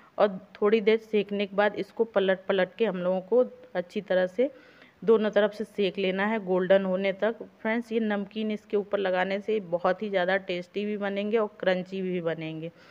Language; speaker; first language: Hindi; native; Hindi